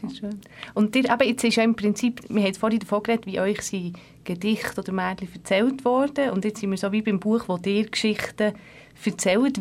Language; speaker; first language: German; native; German